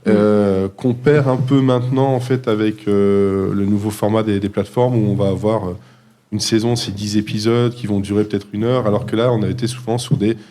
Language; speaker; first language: French; native; French